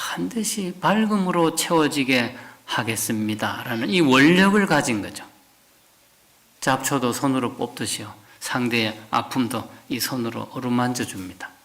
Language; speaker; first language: Korean; native; Korean